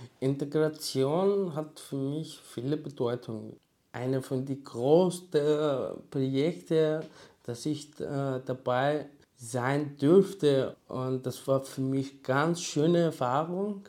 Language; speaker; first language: German; non-native, learner; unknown